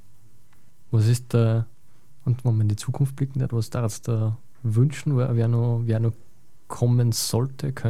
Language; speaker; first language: German; native; German